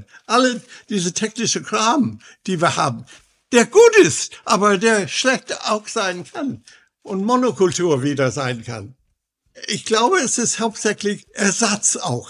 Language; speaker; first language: German; non-native, fluent; English